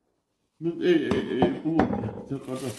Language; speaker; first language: Finnish; non-native, learner; Thai